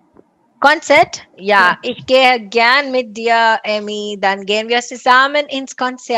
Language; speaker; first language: German; non-native, fluent; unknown